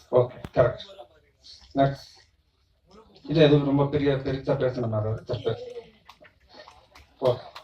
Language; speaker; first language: Tamil; native; Tamil